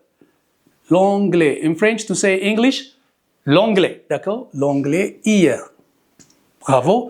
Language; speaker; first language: French; non-native, fluent; Amharic